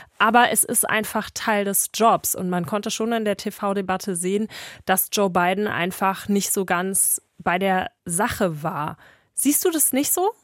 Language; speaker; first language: German; native; German